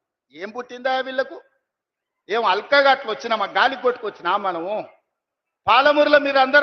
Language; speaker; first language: Telugu; native; Telugu